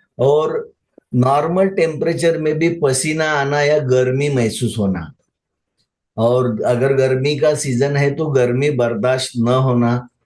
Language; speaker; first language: Hindi; non-native, local second language; Marathi